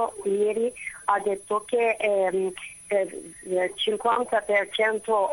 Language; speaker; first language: Italian; non-native, fluent; Turkish